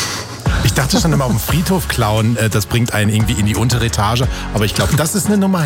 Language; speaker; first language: German; native; German